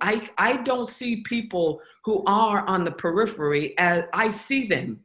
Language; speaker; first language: English; native; English